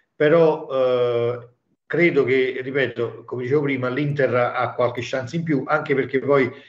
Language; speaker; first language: Italian; native; Italian